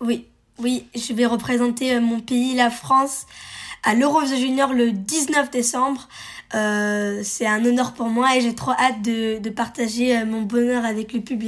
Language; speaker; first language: French; early bilingual, heritage; French